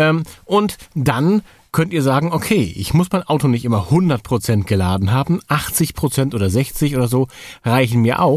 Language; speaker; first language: German; native; German